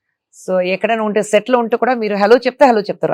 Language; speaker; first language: Telugu; non-native, local second language; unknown